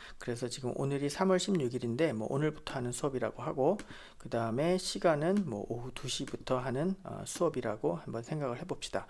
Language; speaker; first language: Korean; native; Korean